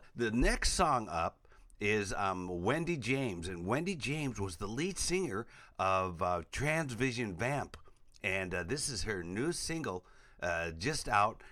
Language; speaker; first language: English; native; English